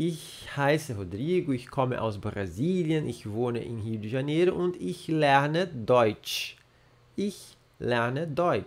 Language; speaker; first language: German; non-native, learner; Portuguese